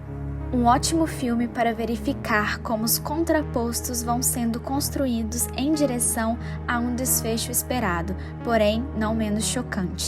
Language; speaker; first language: Portuguese; native; Portuguese